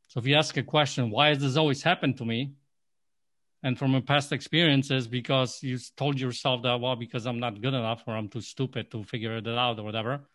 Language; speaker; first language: English; non-native, fluent; Polish